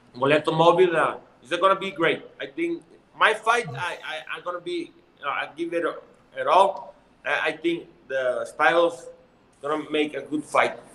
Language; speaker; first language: English; non-native, learner; Spanish